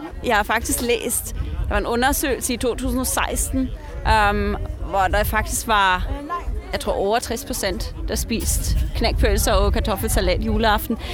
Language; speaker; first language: Danish; non-native, fluent; German